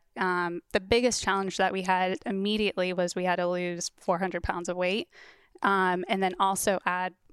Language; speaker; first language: English; native; English